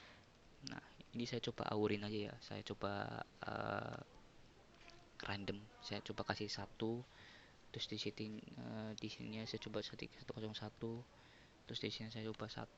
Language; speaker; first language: Indonesian; native; Indonesian